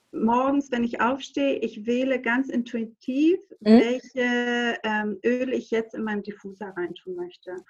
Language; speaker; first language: German; non-native, fluent; Greek